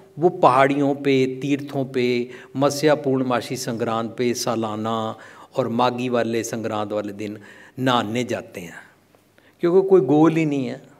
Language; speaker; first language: Hindi; non-native, local second language; Punjabi